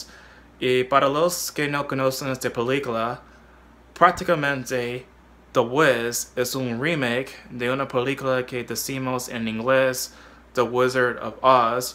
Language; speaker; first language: Spanish; non-native, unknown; English